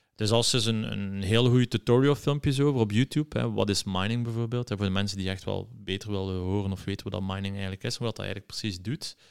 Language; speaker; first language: Dutch; native; Dutch